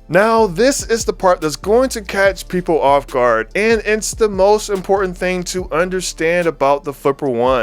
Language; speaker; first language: English; native; English